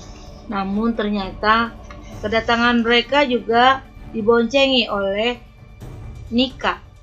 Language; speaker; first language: Indonesian; native; Indonesian